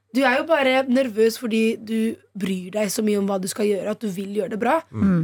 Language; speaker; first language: Norwegian; non-native, fluent; Italian